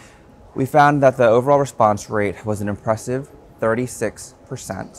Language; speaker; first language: English; native; English